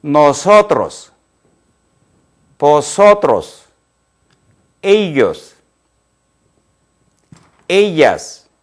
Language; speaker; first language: Spanish; non-native, fluent; Korean